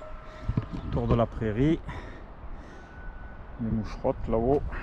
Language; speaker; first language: French; native; French